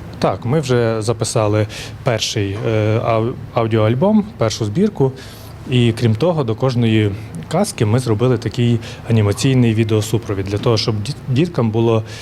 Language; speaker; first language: Ukrainian; native; Ukrainian